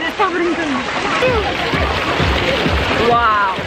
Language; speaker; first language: Spanish; non-native, fluent; Russian